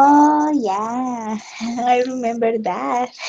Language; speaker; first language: English; non-native, learner; Spanish